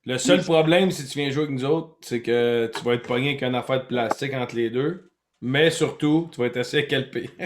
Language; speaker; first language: French; native; French